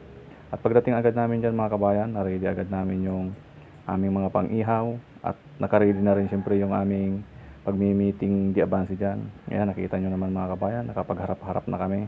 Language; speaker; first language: Filipino; non-native, local second language; Masbatenyo